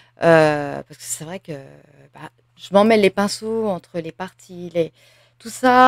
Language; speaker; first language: French; native; French